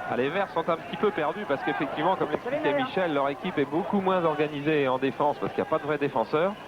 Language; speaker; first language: French; native; French